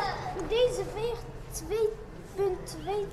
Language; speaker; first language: Dutch; early bilingual, other home language; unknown